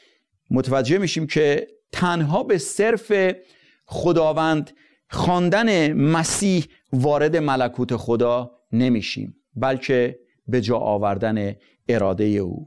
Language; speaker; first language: Persian; native; Persian